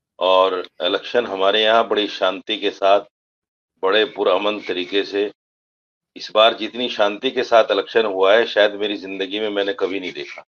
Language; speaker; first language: Hindi; native; Hindi